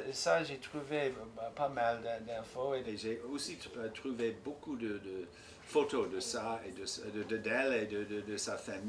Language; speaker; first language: French; non-native, fluent; English